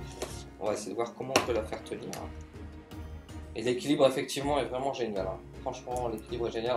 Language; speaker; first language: French; native; French